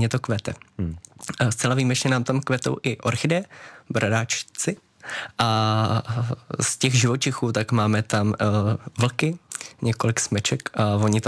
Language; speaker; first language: Czech; native; Czech